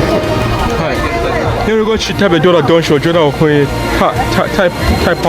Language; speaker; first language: Chinese; non-native, learner; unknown